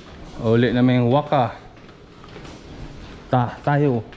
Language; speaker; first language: Filipino; non-native, local second language; Cebuano